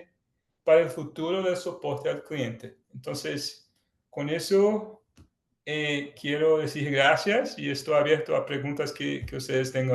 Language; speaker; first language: Spanish; non-native, fluent; Portuguese